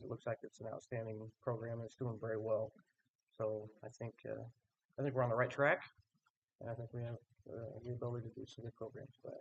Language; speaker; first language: English; native; English